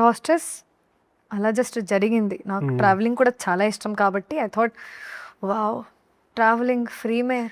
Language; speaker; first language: Telugu; non-native, learner; Hindi